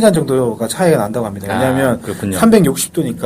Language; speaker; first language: Korean; native; Korean